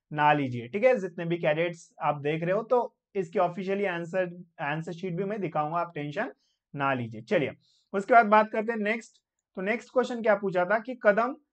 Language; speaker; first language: Hindi; non-native, local second language; Marathi